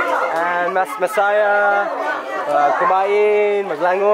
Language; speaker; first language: Filipino; non-native, learner; English